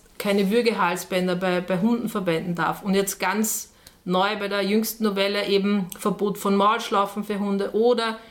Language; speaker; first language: German; native; German